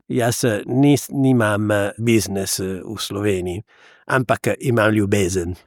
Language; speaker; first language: Slovenian; non-native, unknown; Italian